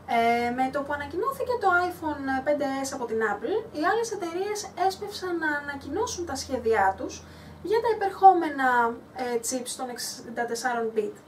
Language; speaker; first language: Greek; native; Greek